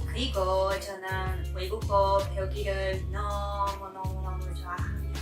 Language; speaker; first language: Korean; non-native, learner; Portuguese